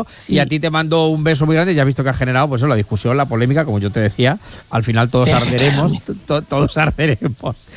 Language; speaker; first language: Spanish; native; Spanish